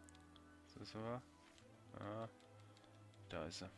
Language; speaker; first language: German; native; German